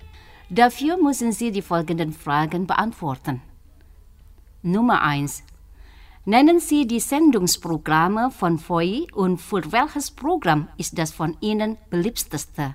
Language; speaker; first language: German; non-native, fluent; Indonesian